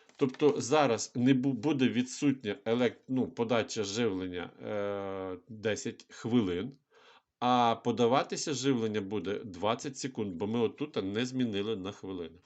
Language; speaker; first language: Ukrainian; non-native, local second language; Russian